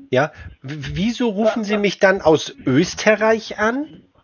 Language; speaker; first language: German; native; German